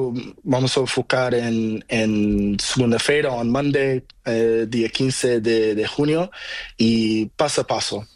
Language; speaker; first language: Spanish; non-native, learner; Portuguese